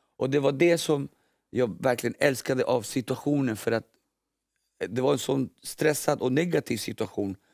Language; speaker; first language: Swedish; early bilingual, other home language; Spanish